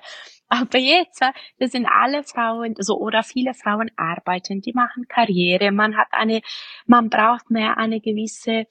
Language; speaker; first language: German; non-native, fluent; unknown